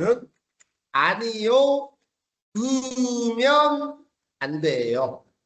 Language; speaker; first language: Korean; native; Korean